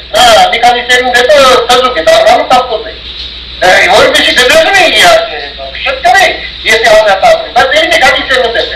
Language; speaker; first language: Armenian; early bilingual, heritage; Armenian